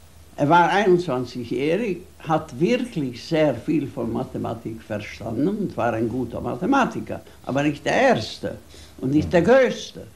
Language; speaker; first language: German; non-native, fluent; Hungarian